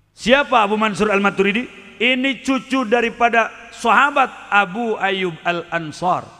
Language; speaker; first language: Indonesian; non-native, local second language; Sundanese